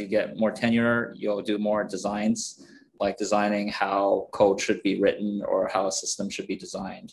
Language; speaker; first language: English; native; English